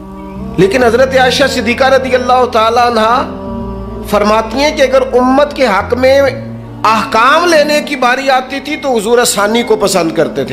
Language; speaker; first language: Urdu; non-native, local second language; Punjabi